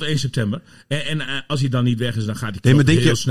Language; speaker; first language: Dutch; native; Dutch